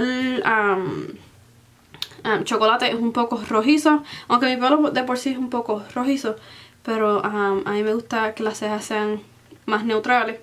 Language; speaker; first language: Spanish; early bilingual, heritage; Spanish